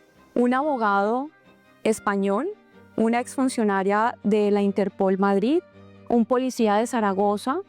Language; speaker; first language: Spanish; native; Spanish